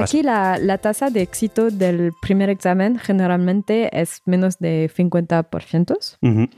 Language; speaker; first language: Spanish; non-native, fluent; French